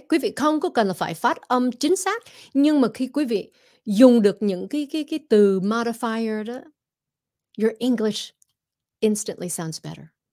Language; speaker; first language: Vietnamese; early bilingual, heritage; Vietnamese